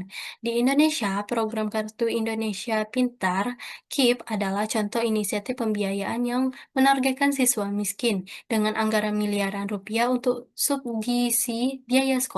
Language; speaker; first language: Indonesian; native; Indonesian